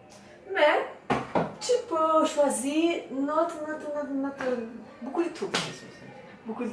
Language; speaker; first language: French; non-native, learner; Portuguese